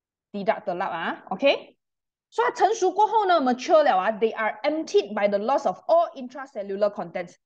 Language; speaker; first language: English; non-native, local second language; Chinese